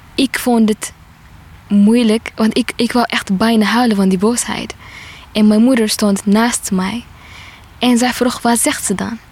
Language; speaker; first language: Dutch; non-native, fluent; Tigrinya